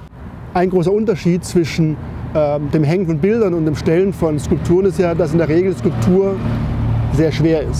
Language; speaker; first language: German; native; German